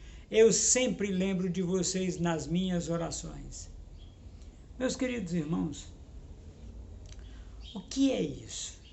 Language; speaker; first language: Portuguese; native; Portuguese